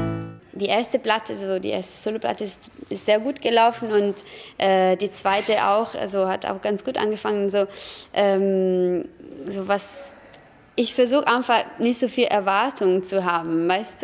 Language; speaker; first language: German; non-native, fluent; Italian